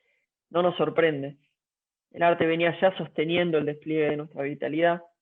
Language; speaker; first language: Spanish; native; Spanish